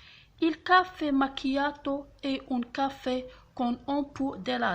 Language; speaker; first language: Italian; non-native, fluent; French